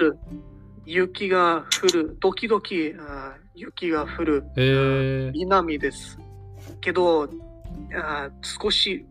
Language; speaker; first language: Japanese; non-native, learner; Portuguese